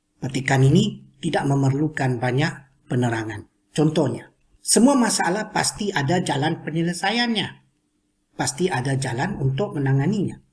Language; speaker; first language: Malay; non-native, local second language; Chinese